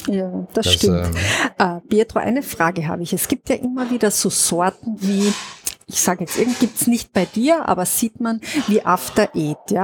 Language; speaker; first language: German; native; German